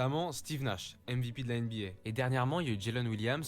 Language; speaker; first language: French; native; French